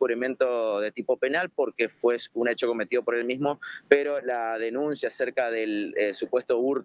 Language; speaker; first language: Spanish; native; Spanish